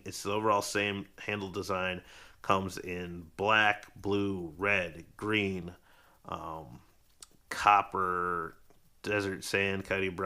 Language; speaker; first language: English; native; English